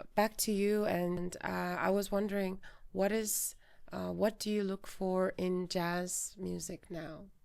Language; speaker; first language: English; non-native, fluent; Mongolian